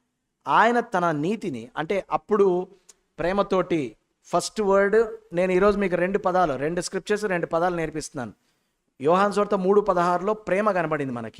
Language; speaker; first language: Telugu; native; Telugu